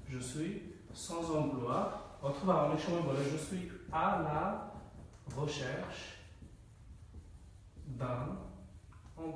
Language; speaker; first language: French; non-native, fluent; Bangla